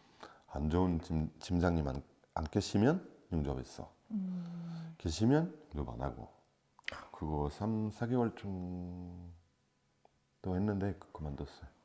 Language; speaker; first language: Korean; non-native, fluent; French